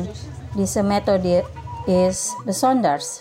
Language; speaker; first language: German; non-native, fluent; Indonesian